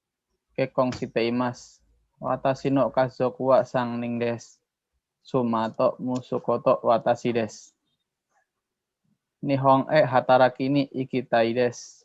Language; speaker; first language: Japanese; non-native, learner; Indonesian